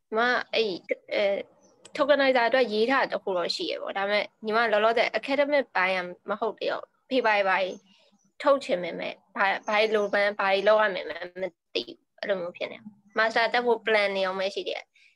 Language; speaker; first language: Burmese; native; Burmese